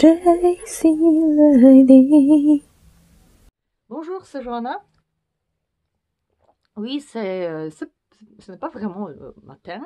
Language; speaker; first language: French; non-native, fluent; Polish